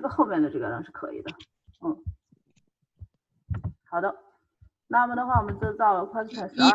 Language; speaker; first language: Chinese; native; Chinese